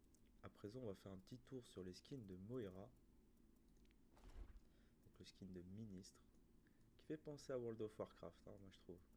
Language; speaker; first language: French; native; French